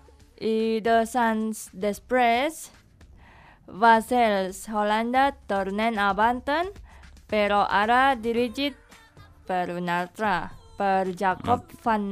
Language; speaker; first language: Catalan; non-native, learner; Indonesian